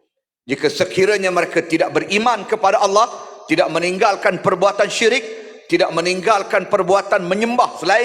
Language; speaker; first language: Malay; native; Malay